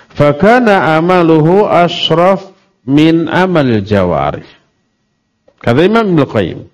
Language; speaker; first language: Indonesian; non-native, local second language; Sundanese